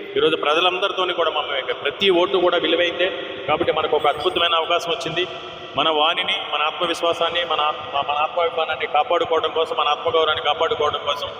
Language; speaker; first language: Telugu; native; Telugu